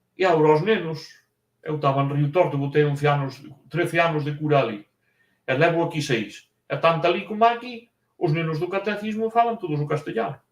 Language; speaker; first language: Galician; native; Galician